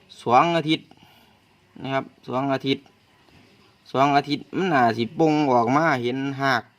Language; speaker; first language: Thai; non-native, local second language; Northeastern Thai